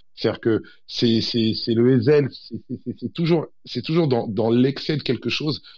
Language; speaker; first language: French; early bilingual, other home language; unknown